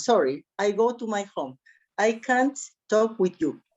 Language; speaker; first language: English; non-native, learner; Spanish